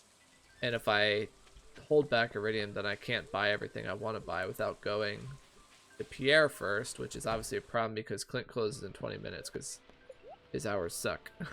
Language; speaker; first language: English; native; English